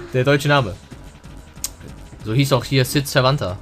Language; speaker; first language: German; native; German